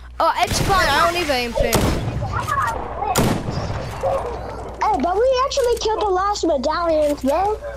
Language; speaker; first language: English; native; English